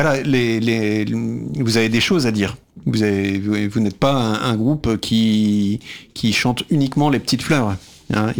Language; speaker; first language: French; native; French